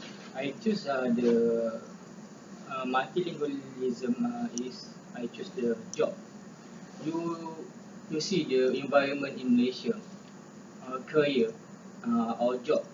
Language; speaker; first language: English; non-native, learner; Malay